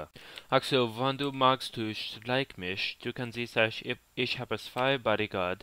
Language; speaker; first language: German; non-native, learner; English